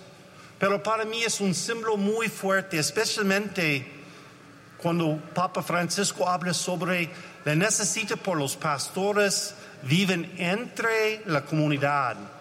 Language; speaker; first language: Spanish; non-native, learner; English